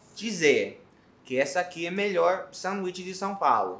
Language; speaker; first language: Portuguese; non-native, fluent; English